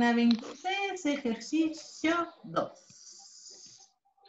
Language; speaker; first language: Spanish; non-native, fluent; Portuguese